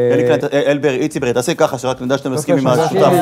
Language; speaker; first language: Hebrew; native; Hebrew